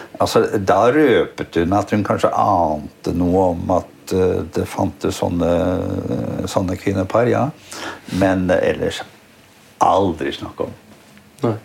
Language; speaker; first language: Norwegian; native; Norwegian